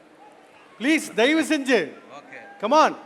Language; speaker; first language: Tamil; native; Tamil